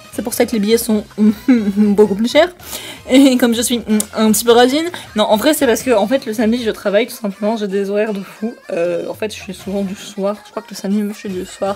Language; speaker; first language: French; native; French